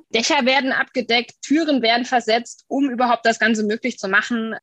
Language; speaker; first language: German; native; German